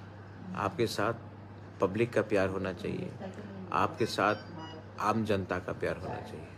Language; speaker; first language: Hindi; non-native, local second language; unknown